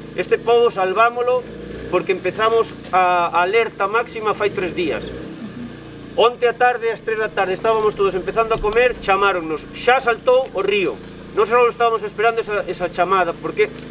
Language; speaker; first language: Galician; native; Galician